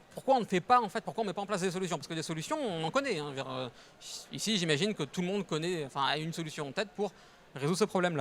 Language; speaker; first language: French; native; French